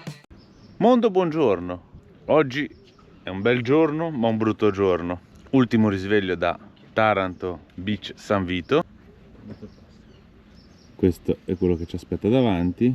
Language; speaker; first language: Italian; native; Italian